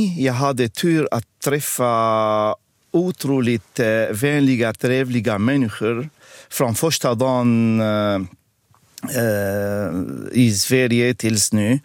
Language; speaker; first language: Swedish; non-native, fluent; Arabic